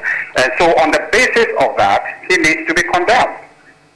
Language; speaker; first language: English; non-native, local second language; Ewe